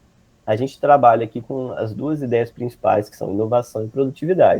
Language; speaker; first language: Portuguese; native; Portuguese